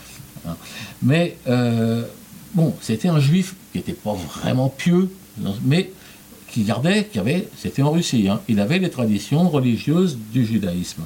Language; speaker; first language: French; native; French